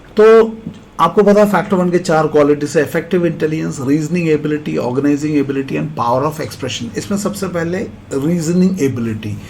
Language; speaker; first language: Hindi; non-native, local second language; Malayalam